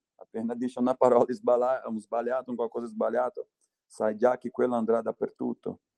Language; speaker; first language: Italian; non-native, fluent; Portuguese